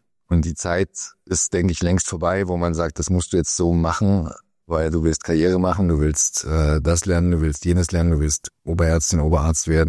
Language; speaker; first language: German; native; German